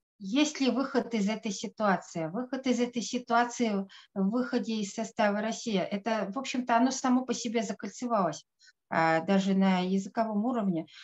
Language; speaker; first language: Russian; native; Russian